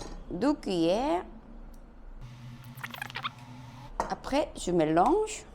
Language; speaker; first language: French; non-native, fluent; Korean